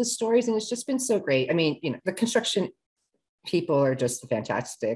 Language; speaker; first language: English; native; English